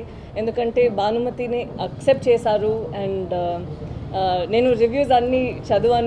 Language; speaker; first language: Telugu; non-native, local second language; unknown